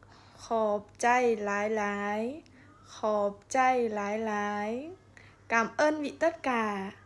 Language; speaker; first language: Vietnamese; non-native, fluent; Lao